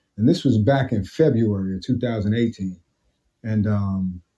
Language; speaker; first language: English; native; English